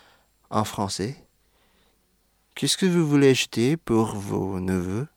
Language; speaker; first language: French; non-native, fluent; Indonesian